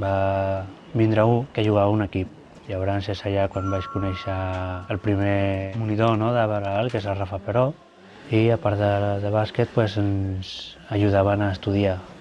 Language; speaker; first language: Catalan; early bilingual, other home language; Filipino